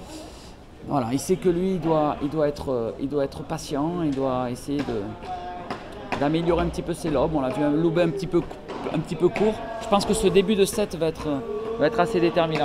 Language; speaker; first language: French; native; French